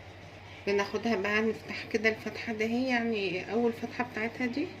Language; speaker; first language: Arabic; native; Arabic